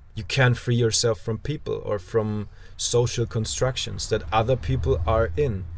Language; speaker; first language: English; non-native, fluent; German